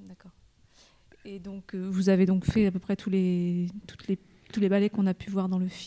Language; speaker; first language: French; native; French